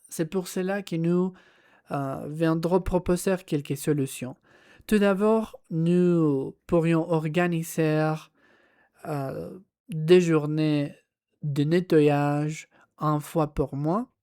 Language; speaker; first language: French; non-native, learner; Spanish